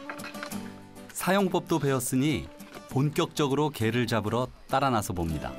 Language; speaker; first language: Korean; native; Korean